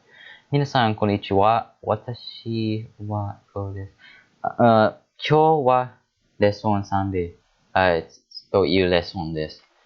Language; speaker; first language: Japanese; non-native, learner; English